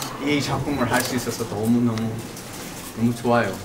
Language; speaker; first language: Korean; early bilingual, heritage; English